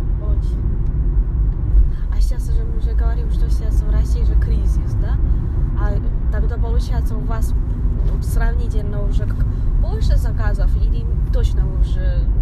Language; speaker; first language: Russian; non-native, learner; Chinese